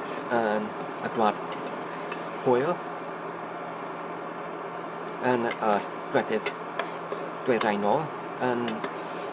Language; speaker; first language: Welsh; non-native, learner; Polish